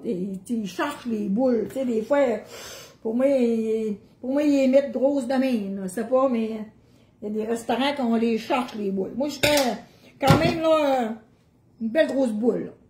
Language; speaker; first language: French; native; French